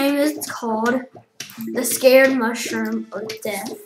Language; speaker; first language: English; native; English